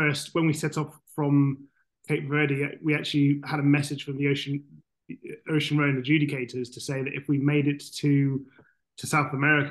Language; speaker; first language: English; native; English